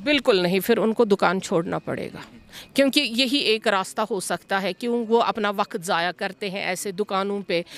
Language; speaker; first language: Hindi; non-native, local second language; Kashmiri